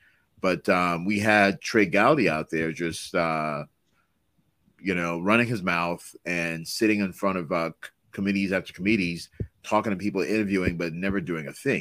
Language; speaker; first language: English; non-native, local second language; Yoruba